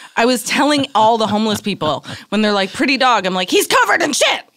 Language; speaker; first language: English; native; English